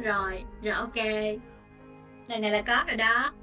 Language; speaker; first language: Vietnamese; native; Vietnamese